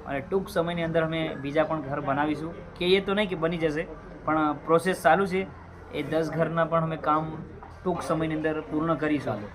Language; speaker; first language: Gujarati; non-native, local second language; Bhili